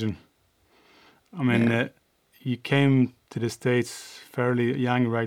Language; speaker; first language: English; non-native, fluent; Swedish